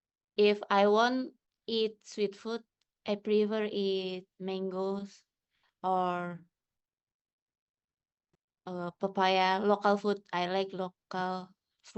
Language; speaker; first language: English; non-native, learner; Indonesian